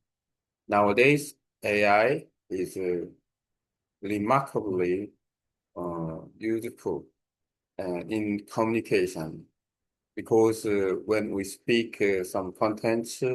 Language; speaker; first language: English; non-native, learner; Korean